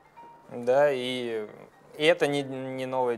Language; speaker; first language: Russian; native; Russian